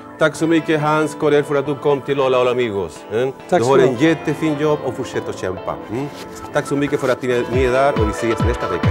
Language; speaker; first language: Swedish; non-native, learner; Spanish